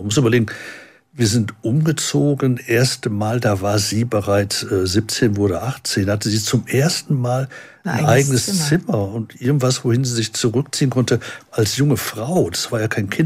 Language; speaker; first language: German; native; German